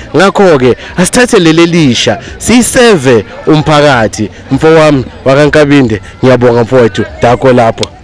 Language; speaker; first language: Zulu; native; Zulu